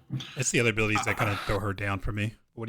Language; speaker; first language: English; native; English